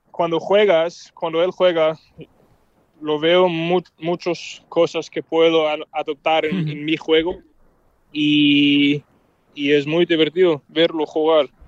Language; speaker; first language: Spanish; non-native, fluent; Danish